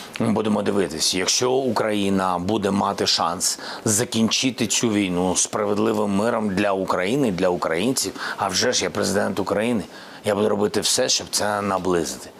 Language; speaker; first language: Ukrainian; non-native, local second language; Russian